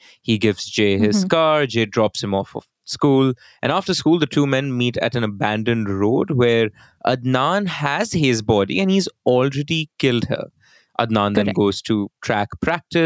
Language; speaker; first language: English; non-native, local second language; Hindi